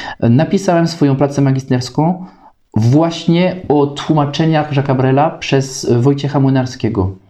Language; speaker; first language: Polish; non-native, fluent; French